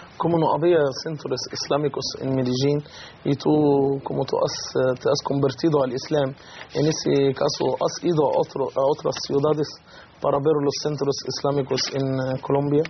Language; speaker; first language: Spanish; non-native, fluent; Arabic